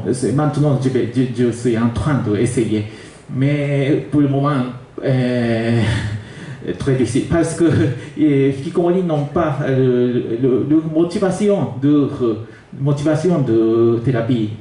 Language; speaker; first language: French; non-native, learner; Japanese